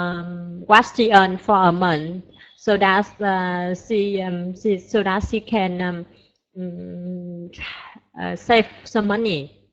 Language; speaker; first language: English; non-native, learner; Vietnamese